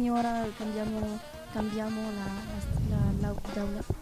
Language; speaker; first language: Italian; non-native, learner; French